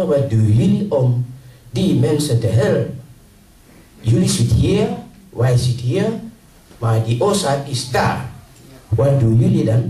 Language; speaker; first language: Dutch; non-native, learner; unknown